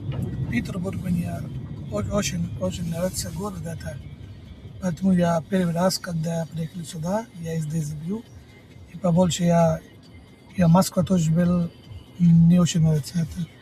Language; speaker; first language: Russian; non-native, learner; Hindi